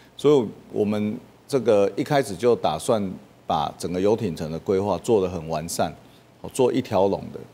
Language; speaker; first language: Chinese; native; Chinese